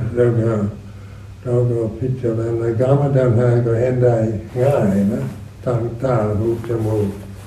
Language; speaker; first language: Thai; non-native, fluent; English